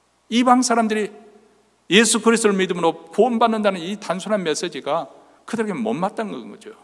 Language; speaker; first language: Korean; native; Korean